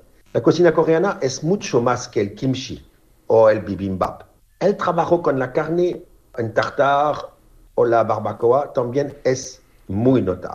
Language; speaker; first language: Spanish; non-native, fluent; French